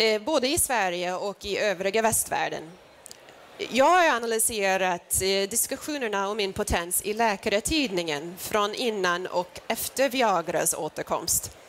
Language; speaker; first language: Swedish; non-native, fluent; English